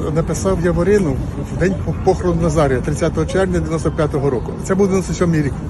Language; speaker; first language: Ukrainian; native; Ukrainian